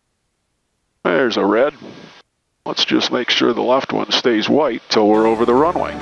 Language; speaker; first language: English; native; English